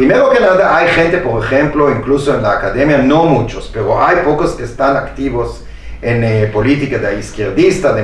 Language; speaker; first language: Spanish; non-native, fluent; Hebrew